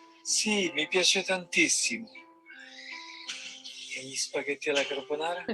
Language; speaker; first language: Italian; non-native, learner; English